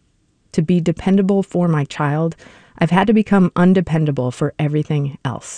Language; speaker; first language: English; native; English